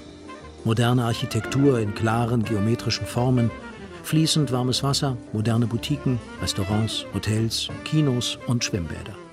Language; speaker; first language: German; native; German